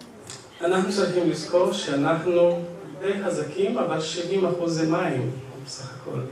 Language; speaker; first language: Hebrew; non-native, fluent; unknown